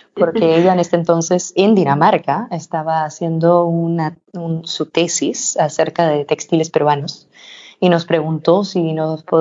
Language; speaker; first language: Spanish; non-native, fluent; Danish